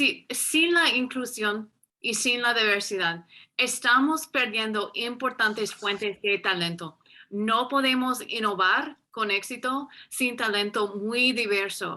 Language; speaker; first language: Spanish; non-native, fluent; English